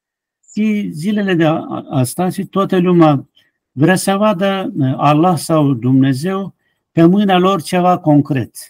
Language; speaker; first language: Romanian; non-native, fluent; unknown